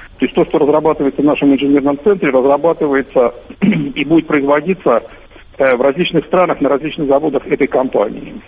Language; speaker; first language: Russian; native; Russian